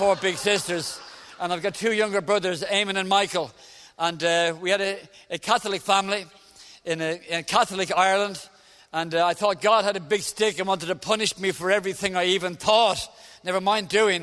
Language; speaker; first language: English; native; English